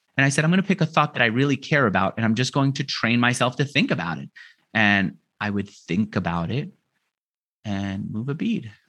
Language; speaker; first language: English; native; English